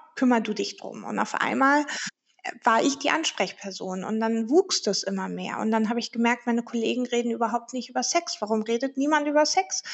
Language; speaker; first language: German; early bilingual, heritage; German